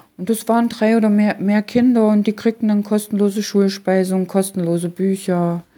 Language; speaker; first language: German; native; German